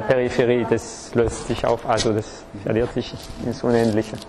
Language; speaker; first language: German; non-native, fluent; French